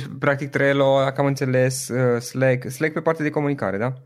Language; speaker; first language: Romanian; native; Romanian